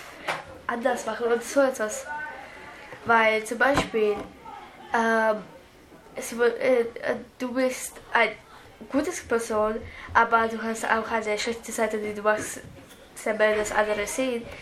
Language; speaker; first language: German; early bilingual, other home language; Croatian